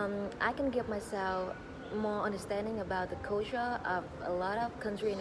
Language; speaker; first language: English; non-native, learner; Vietnamese